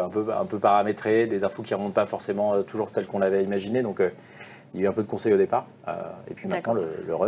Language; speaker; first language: French; native; French